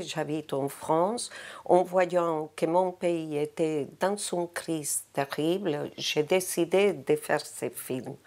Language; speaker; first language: French; non-native, fluent; Spanish